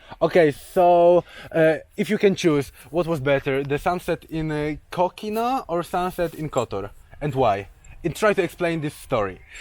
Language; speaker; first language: English; non-native, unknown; Polish